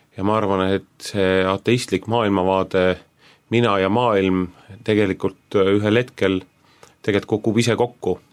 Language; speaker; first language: Estonian; native; Estonian